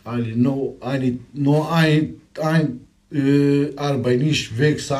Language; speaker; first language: German; non-native, learner; Romanian